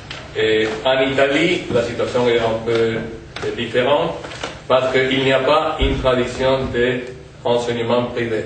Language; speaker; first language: French; non-native, fluent; Spanish